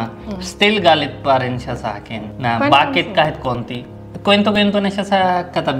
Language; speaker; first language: Filipino; non-native, learner; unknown